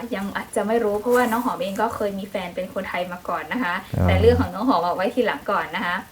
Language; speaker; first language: Thai; non-native, fluent; Burmese